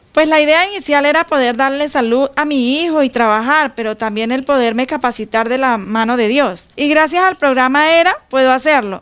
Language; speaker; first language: Spanish; native; Spanish